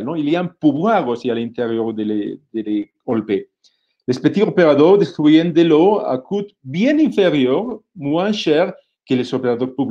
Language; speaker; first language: French; non-native, fluent; Spanish